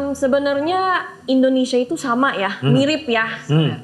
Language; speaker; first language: Indonesian; non-native, learner; Filipino